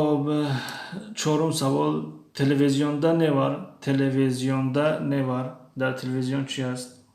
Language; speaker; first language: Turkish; non-native, fluent; Tajik